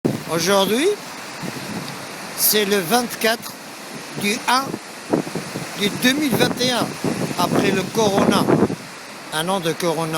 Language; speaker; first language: French; non-native, local second language; Arabic